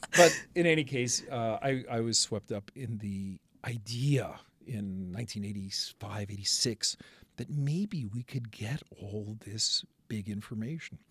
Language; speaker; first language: English; native; English